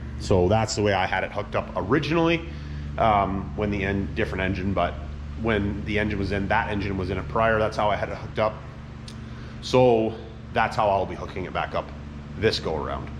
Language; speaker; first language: English; native; English